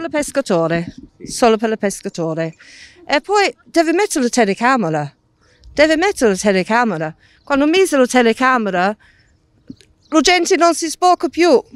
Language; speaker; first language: Italian; non-native, learner; English